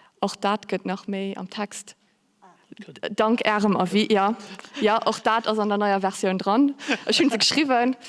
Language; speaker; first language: Luxembourgish; native; Luxembourgish